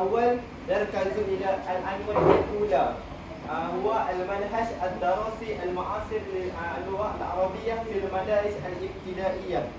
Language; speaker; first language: Arabic; non-native, learner; Malay